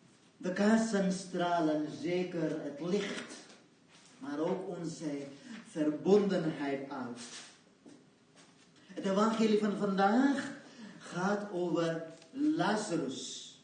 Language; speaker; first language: Dutch; non-native, fluent; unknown